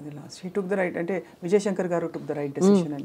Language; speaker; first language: Telugu; native; Telugu